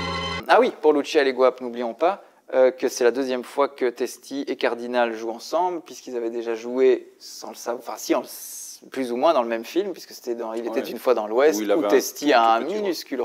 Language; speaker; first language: French; native; French